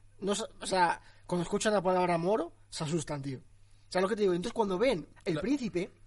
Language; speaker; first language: Spanish; early bilingual, other home language; Arabic